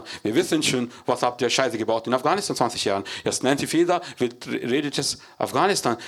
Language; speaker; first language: German; non-native, learner; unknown